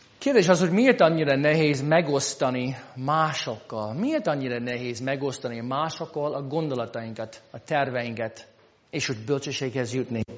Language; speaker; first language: Hungarian; non-native, fluent; English